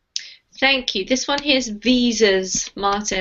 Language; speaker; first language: English; native; English